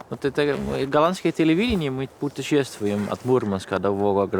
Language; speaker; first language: Russian; non-native, fluent; Dutch